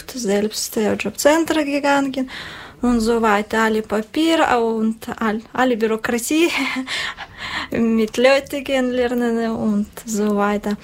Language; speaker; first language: German; non-native, learner; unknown